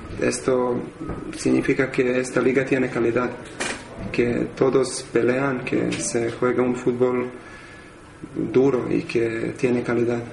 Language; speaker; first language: Spanish; non-native, learner; Serbian